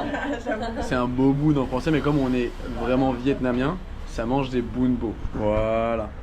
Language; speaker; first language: French; native; French